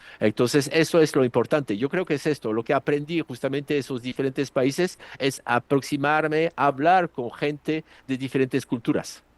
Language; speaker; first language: Spanish; non-native, fluent; French